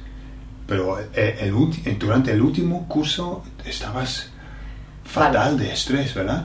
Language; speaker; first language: Spanish; non-native, fluent; English